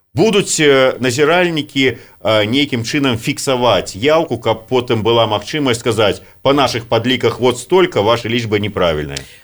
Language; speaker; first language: Belarusian; native; Belarusian